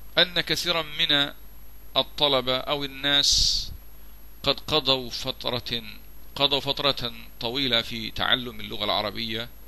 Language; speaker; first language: Arabic; non-native, fluent; Malay